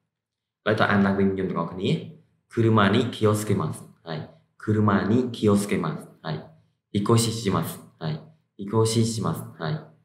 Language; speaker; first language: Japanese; non-native, fluent; Khmer